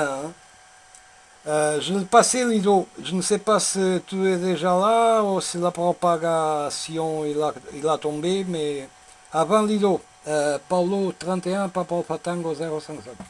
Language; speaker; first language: French; non-native, learner; Portuguese